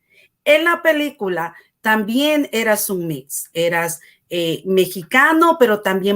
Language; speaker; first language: Spanish; native; Spanish